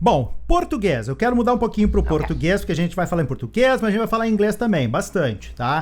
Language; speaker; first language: Portuguese; native; Portuguese